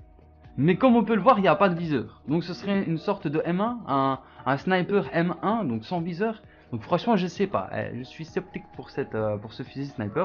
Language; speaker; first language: French; native; French